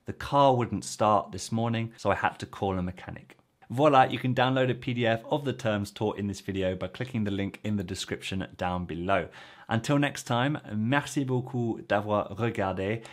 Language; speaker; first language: English; native; English